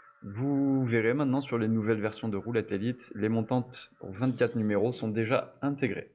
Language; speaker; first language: French; native; French